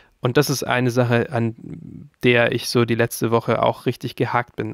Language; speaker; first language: German; native; German